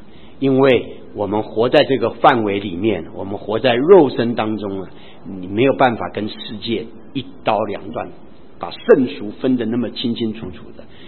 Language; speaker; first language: Chinese; native; Chinese